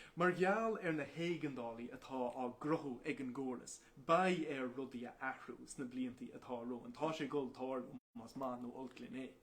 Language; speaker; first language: Irish; non-native, local second language; English